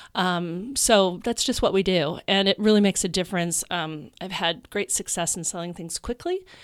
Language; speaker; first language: English; native; English